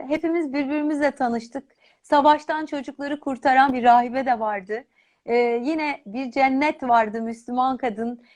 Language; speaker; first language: Turkish; native; Turkish